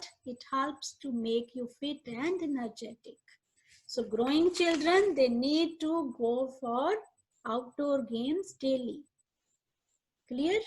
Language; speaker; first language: English; non-native, local second language; Hindi